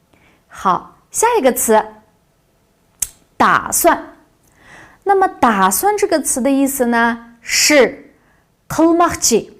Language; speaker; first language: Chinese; non-native, local second language; Uyghur